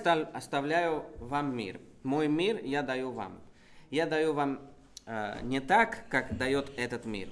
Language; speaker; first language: Russian; non-native, fluent; Spanish